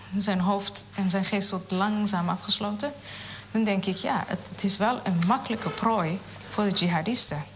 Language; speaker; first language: Dutch; non-native, fluent; Somali